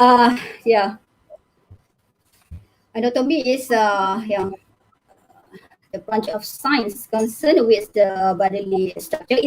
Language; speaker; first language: English; non-native, learner; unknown